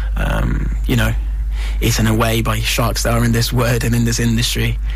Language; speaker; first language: English; non-native, fluent; Italian